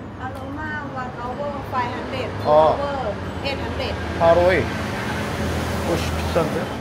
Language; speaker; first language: English; non-native, learner; Korean